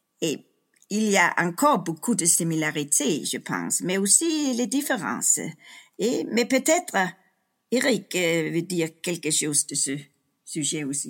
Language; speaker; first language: French; non-native, fluent; Danish